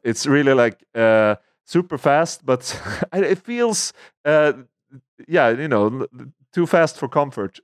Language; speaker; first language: English; non-native, fluent; Swedish